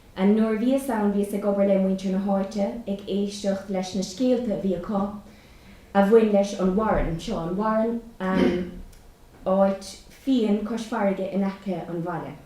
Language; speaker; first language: Irish; non-native, local second language; English